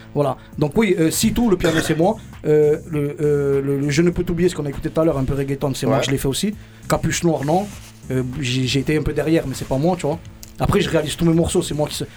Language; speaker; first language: French; native; French